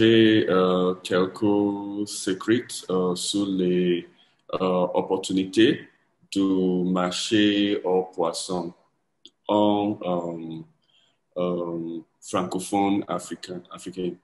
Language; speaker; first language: French; non-native, learner; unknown